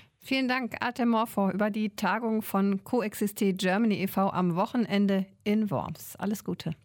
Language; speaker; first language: German; native; German